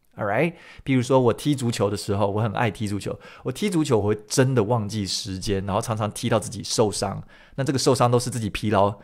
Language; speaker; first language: Chinese; early bilingual, other home language; Min Nan Chinese